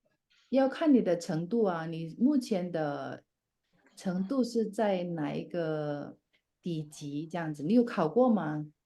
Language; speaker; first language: Chinese; non-native, fluent; Indonesian